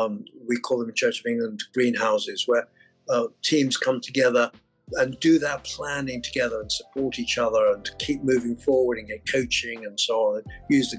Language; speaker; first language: English; native; English